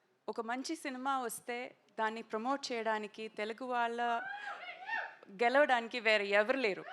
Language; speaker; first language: Telugu; non-native, learner; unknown